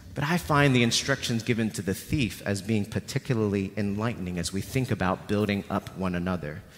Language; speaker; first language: English; non-native, local second language; Cantonese